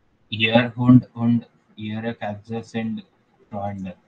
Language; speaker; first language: German; non-native, learner; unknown